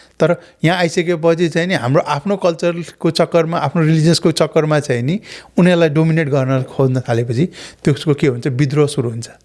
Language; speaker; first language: Nepali; native; Nepali